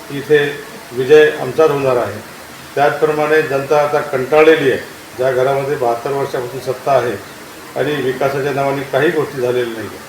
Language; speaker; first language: Marathi; native; Marathi